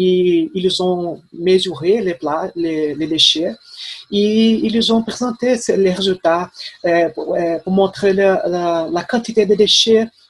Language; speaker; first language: French; non-native, fluent; Portuguese